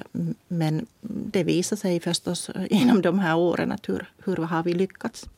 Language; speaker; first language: Swedish; non-native, local second language; Finnish